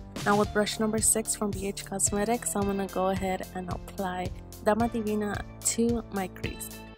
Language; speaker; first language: English; early bilingual, other home language; Spanish